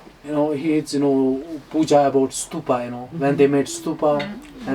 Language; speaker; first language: English; non-native, learner; Hindi